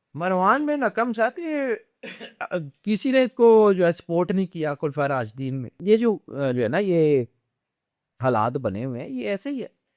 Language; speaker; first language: Urdu; non-native, local second language; Punjabi